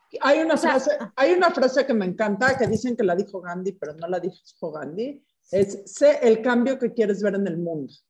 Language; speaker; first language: Spanish; native; Spanish